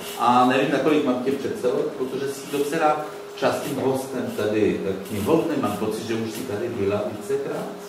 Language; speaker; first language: Czech; non-native, fluent; Polish